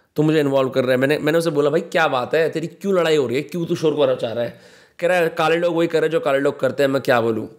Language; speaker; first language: Hindi; native; Hindi